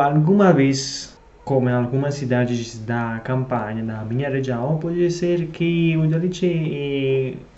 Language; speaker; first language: Portuguese; non-native, fluent; Italian